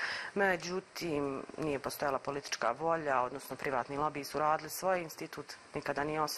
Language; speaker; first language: Croatian; native; Croatian